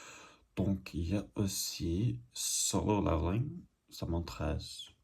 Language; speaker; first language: French; non-native, learner; English